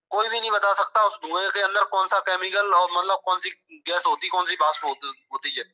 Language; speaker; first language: Hindi; native; Hindi